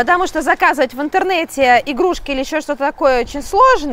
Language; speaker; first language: Russian; native; Russian